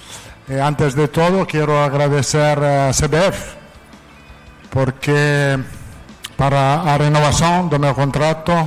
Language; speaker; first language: Portuguese; non-native, fluent; Italian